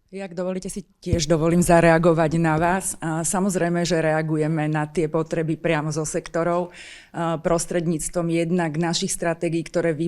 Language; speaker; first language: Slovak; native; Slovak